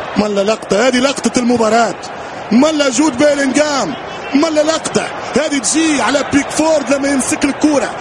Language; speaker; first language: Arabic; native; Arabic